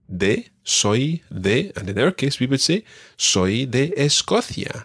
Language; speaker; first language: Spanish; non-native, fluent; English